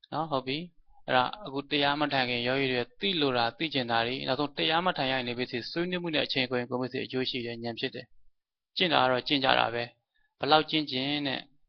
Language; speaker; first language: Burmese; native; Burmese